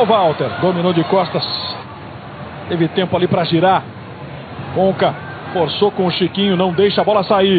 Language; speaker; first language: Portuguese; native; Portuguese